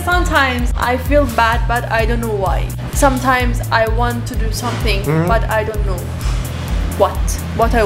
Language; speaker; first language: English; non-native, fluent; Persian